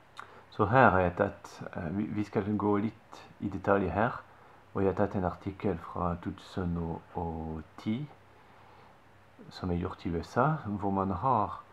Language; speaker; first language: Norwegian; non-native, fluent; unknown